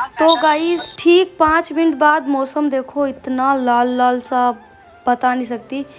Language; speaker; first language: Hindi; non-native, local second language; Bangla